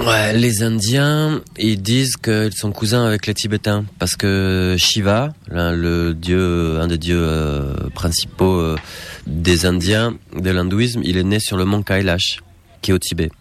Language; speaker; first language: French; native; French